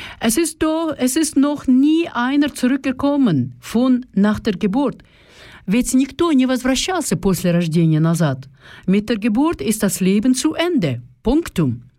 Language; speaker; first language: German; non-native, fluent; Russian